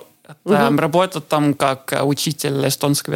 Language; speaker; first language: Russian; non-native, learner; Estonian